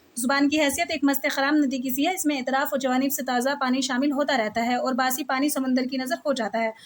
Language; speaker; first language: Urdu; native; Urdu